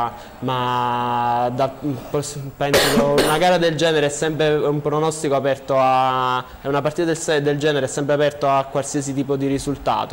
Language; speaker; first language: Italian; native; Italian